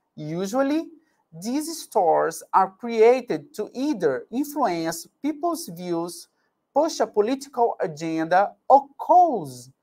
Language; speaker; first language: English; non-native, fluent; Portuguese